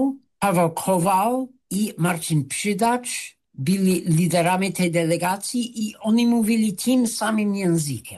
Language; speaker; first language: Polish; non-native, fluent; English